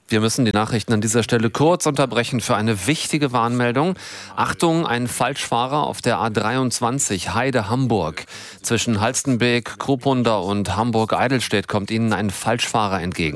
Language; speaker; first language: German; native; German